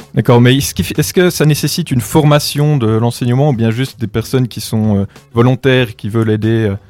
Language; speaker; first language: French; native; French